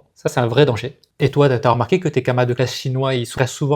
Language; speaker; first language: French; native; French